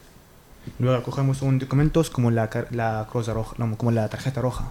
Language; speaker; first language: Spanish; non-native, learner; Arabic